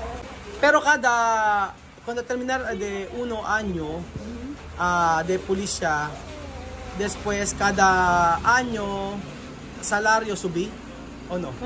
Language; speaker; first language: Spanish; non-native, learner; Filipino